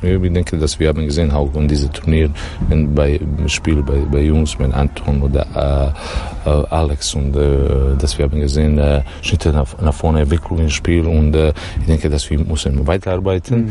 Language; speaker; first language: German; non-native, learner; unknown